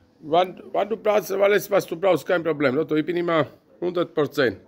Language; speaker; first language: German; non-native, learner; Italian